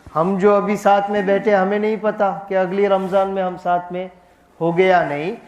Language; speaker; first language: Urdu; non-native, fluent; Gujarati